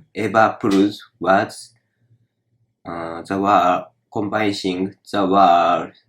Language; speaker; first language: English; non-native, learner; Japanese